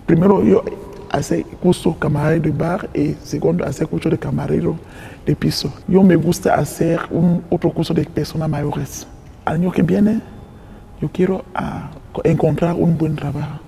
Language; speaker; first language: Spanish; non-native, learner; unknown